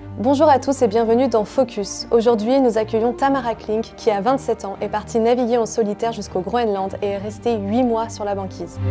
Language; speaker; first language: French; native; French